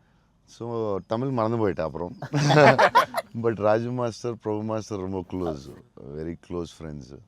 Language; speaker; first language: Tamil; non-native, local second language; Telugu